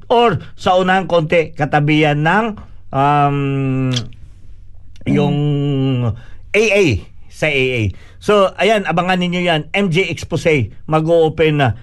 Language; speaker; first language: Filipino; non-native, local second language; Cebuano